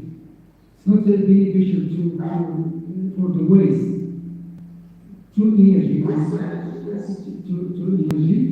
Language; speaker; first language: English; non-native, fluent; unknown